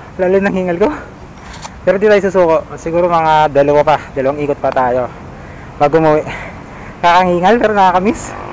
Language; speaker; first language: Filipino; native; Filipino